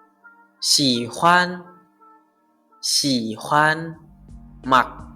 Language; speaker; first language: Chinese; non-native, fluent; Lao